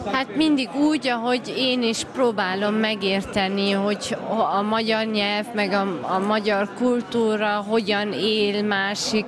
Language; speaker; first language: Hungarian; early bilingual, heritage; German